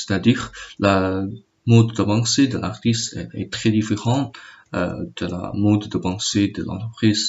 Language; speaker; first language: French; non-native, learner; Chinese